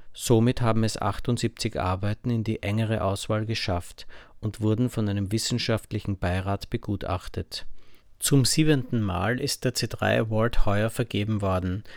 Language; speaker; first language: German; native; German